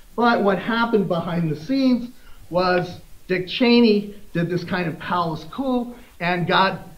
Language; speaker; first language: English; native; English